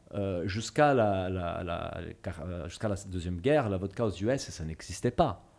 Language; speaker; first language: French; non-native, fluent; Portuguese